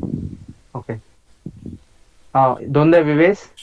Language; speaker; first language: Spanish; non-native, learner; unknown